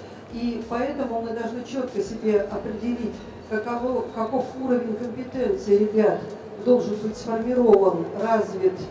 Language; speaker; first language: Russian; native; Russian